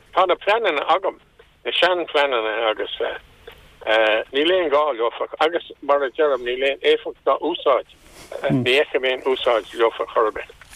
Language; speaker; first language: Irish; non-native, local second language; English